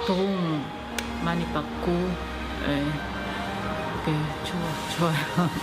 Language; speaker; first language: Korean; non-native, learner; Filipino